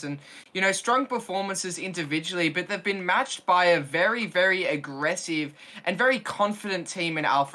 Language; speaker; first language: English; native; English